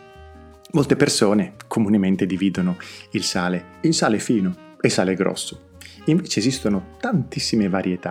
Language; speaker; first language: Italian; native; Italian